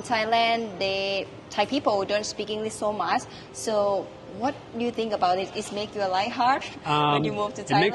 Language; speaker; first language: English; non-native, learner; Thai